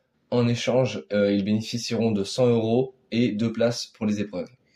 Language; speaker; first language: French; native; French